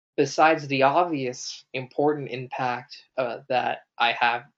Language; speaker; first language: English; native; English